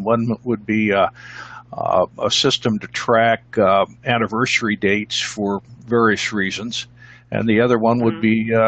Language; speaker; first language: English; native; English